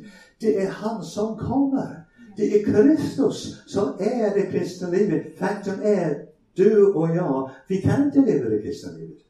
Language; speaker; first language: Swedish; non-native, fluent; English